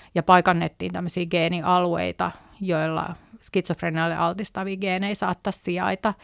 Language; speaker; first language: Finnish; native; Finnish